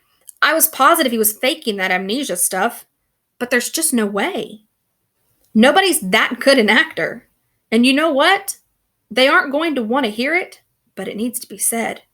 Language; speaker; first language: English; native; English